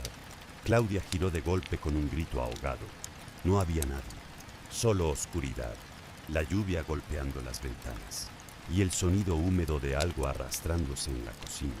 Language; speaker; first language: Spanish; native; Spanish